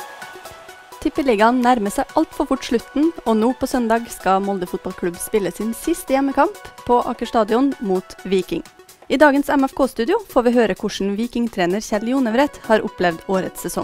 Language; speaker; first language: Norwegian; native; Norwegian